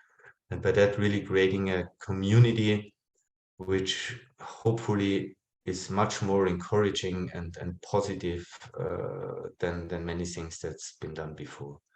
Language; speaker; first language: English; non-native, fluent; German